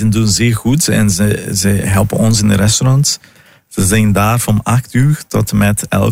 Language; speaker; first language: Dutch; non-native, learner; Portuguese